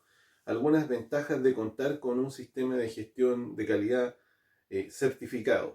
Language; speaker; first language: Spanish; native; Spanish